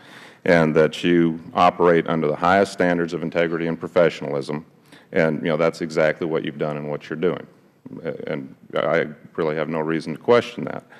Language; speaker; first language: English; native; English